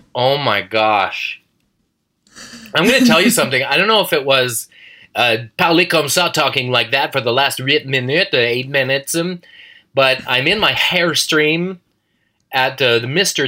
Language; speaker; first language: English; native; English